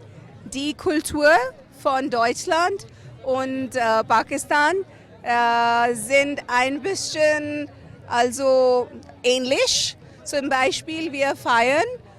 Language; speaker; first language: German; non-native, learner; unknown